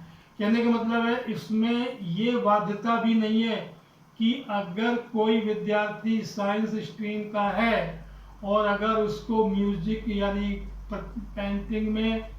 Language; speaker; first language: Hindi; native; Hindi